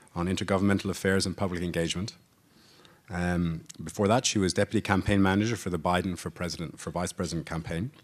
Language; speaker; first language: English; native; English